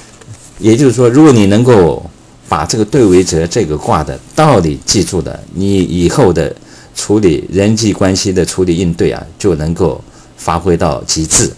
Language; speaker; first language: Chinese; native; Chinese